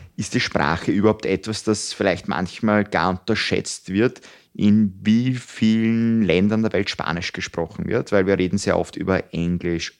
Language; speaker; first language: German; native; German